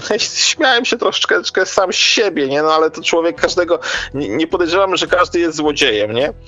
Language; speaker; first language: Polish; native; Polish